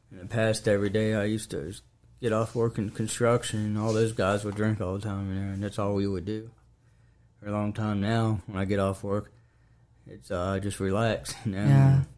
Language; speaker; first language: English; native; English